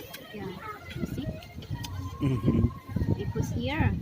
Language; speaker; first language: English; non-native, learner; Thai